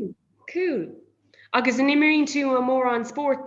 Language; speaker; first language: Irish; non-native, local second language; English